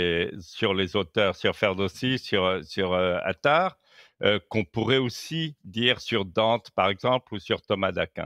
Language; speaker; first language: French; native; French